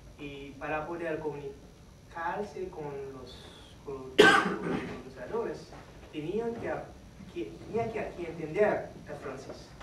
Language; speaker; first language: Spanish; non-native, fluent; Haitian Creole